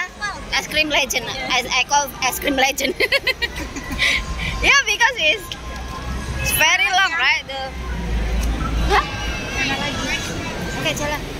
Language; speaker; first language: English; non-native, learner; Indonesian